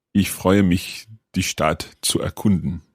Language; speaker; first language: German; non-native, learner; English